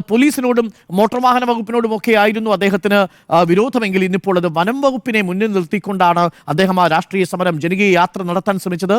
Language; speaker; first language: Malayalam; native; Malayalam